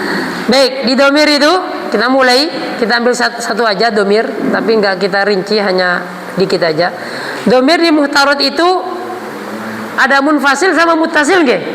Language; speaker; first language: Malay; non-native, local second language; Javanese